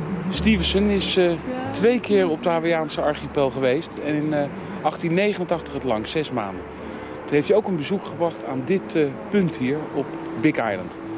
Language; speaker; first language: Dutch; native; Dutch